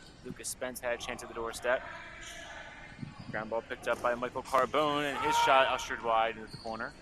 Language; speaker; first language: English; native; English